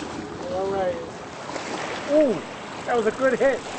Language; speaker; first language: English; native; English